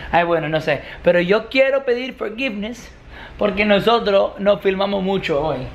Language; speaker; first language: Spanish; non-native, learner; English